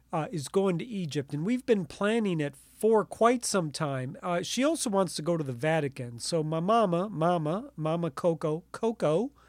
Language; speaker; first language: English; native; English